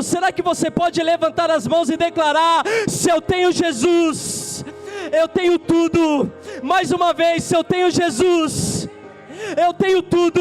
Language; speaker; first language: Portuguese; native; Portuguese